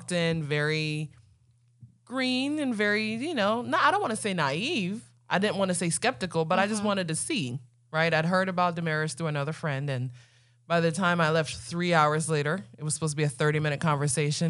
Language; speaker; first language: English; non-native, local second language; Akan